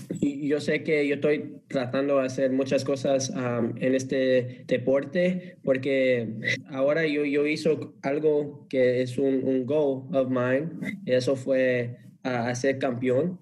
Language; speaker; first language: Spanish; early bilingual, heritage; English